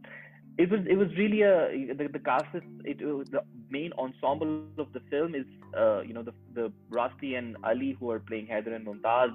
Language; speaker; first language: English; non-native, local second language; Urdu